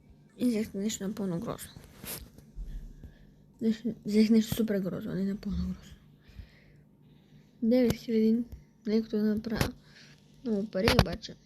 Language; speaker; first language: Bulgarian; native; Bulgarian